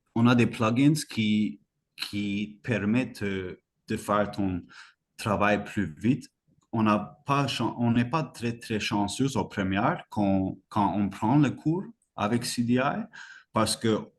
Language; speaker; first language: French; non-native, fluent; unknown